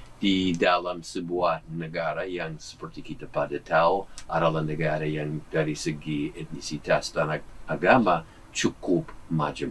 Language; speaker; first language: Indonesian; non-native, fluent; English